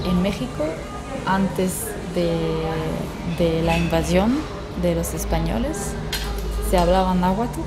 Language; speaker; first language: Spanish; non-native, fluent; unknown